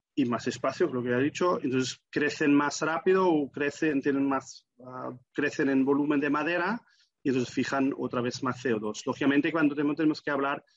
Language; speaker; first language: Spanish; non-native, fluent; German